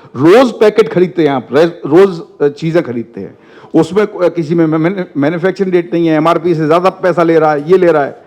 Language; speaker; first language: Hindi; non-native, local second language; Telugu